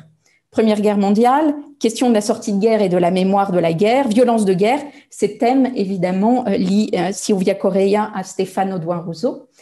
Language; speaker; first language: French; native; French